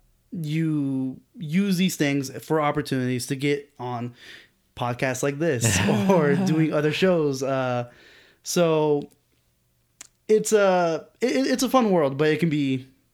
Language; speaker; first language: English; early bilingual, other home language; Spanish